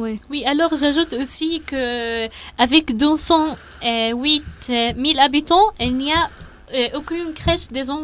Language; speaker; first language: French; non-native, learner; Arabic